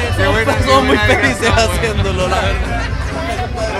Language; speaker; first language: Spanish; native; Spanish